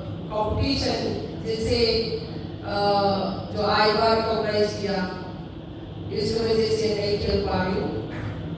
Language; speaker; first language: Hindi; non-native, local second language; Manipuri